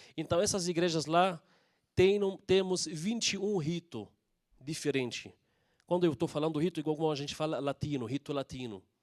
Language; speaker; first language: Portuguese; non-native, fluent; Arabic